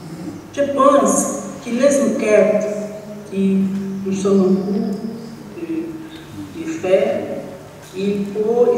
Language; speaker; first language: French; non-native, learner; Portuguese